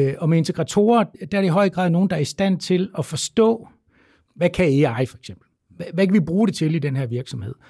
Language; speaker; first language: Danish; native; Danish